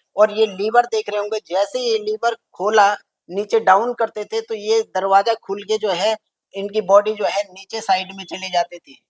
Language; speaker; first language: Hindi; native; Hindi